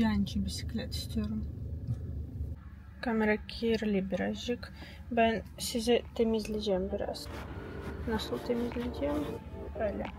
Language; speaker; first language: Turkish; non-native, learner; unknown